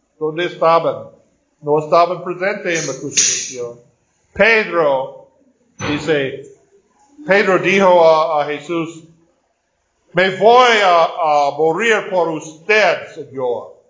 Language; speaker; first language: Spanish; non-native, fluent; Portuguese